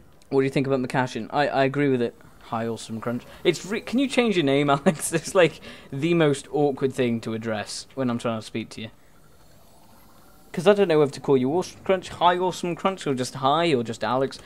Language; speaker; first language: English; native; English